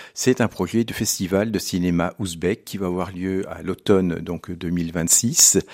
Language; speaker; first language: French; native; French